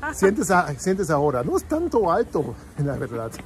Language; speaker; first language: Spanish; non-native, learner; German